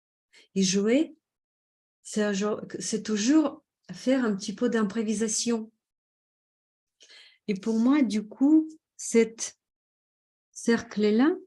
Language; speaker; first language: French; non-native, fluent; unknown